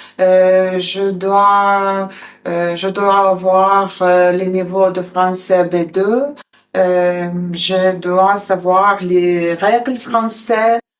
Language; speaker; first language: French; non-native, learner; Ukrainian